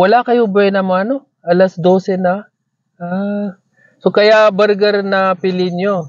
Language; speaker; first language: Filipino; non-native, learner; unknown